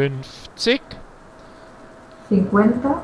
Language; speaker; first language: German; non-native, learner; Spanish